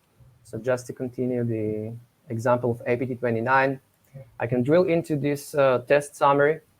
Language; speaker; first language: English; non-native, fluent; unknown